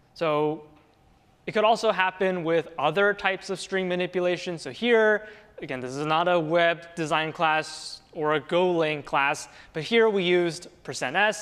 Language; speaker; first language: English; native; English